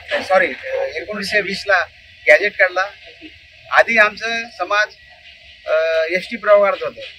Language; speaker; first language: Marathi; non-native, local second language; Lambadi